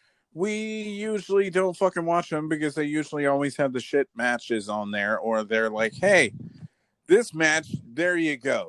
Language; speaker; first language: English; native; English